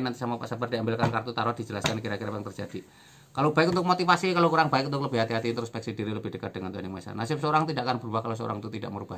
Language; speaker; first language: Indonesian; native; Indonesian